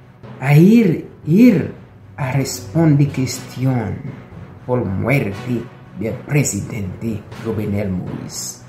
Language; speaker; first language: Spanish; non-native, local second language; Haitian Creole